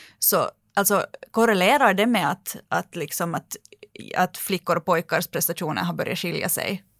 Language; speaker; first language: Swedish; native; Swedish